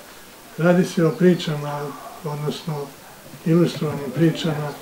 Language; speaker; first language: Croatian; native; Croatian